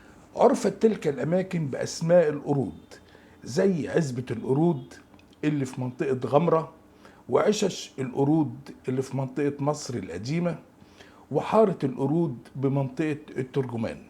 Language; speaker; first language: Arabic; native; Arabic